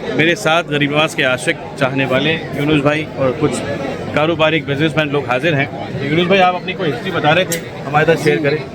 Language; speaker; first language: Hindi; native; Hindi